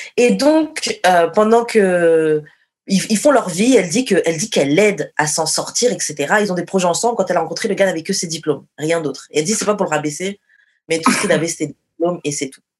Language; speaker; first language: French; native; French